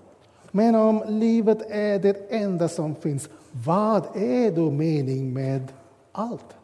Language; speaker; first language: Swedish; non-native, fluent; English